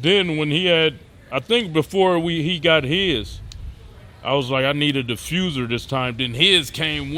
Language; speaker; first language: English; native; English